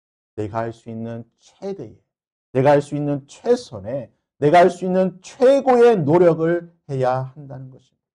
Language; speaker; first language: Korean; native; Korean